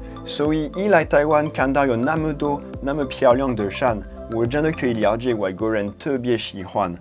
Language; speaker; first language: Chinese; non-native, fluent; French